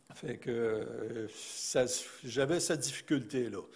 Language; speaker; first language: French; native; French